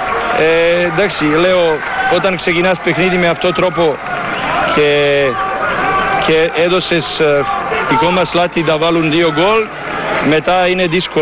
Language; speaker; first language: Greek; non-native, learner; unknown